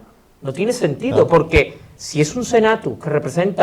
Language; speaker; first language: Spanish; native; Spanish